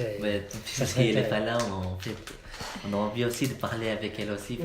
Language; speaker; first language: French; non-native, learner; Malay